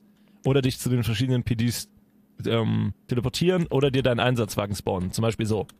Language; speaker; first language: German; native; German